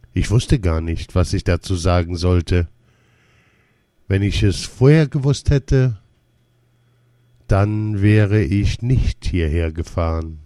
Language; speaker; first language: German; early bilingual, other home language; Lithuanian